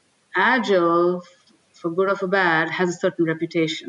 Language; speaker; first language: English; non-native, local second language; Tamil